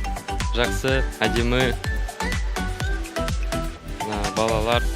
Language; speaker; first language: Kazakh; non-native, local second language; Russian